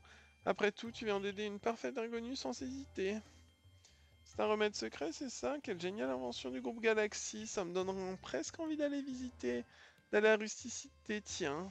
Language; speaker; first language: French; native; French